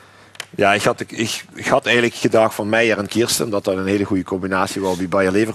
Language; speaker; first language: Dutch; native; Dutch